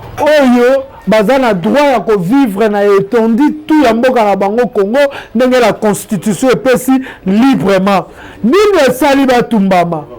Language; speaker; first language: Lingala; non-native, local second language; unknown